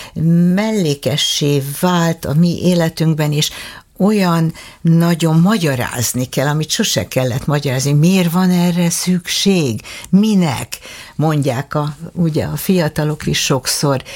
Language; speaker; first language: Hungarian; native; Hungarian